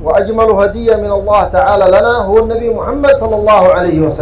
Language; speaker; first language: Arabic; native; Arabic